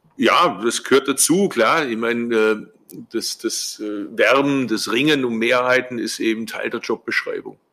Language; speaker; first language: German; early bilingual, other home language; Turkish